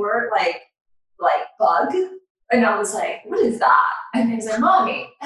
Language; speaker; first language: English; non-native, fluent; Chinese